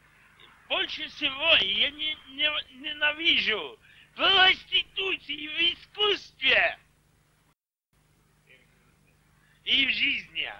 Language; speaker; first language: Russian; non-native, local second language; Estonian